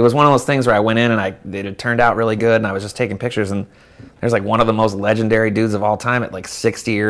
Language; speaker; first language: English; native; English